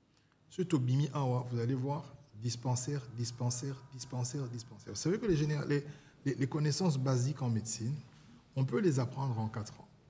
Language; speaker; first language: French; non-native, local second language; Lingala